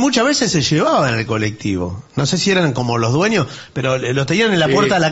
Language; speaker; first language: Spanish; native; Spanish